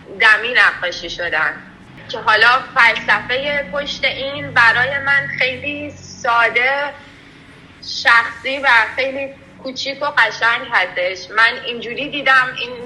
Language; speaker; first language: Persian; native; Persian